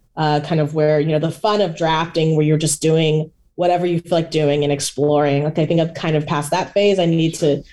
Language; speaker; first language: English; native; English